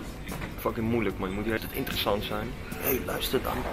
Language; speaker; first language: Dutch; native; Dutch